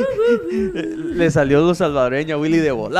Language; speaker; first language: Spanish; early bilingual, heritage; Spanish